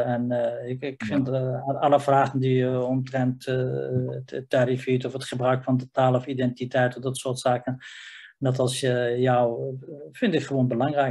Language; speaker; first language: Dutch; non-native, fluent; Riffian